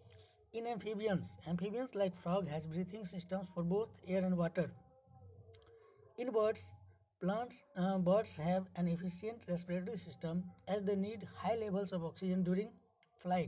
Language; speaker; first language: English; non-native, local second language; Hindi